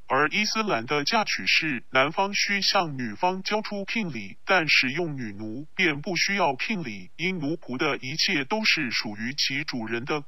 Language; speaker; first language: Chinese; non-native, local second language; Cantonese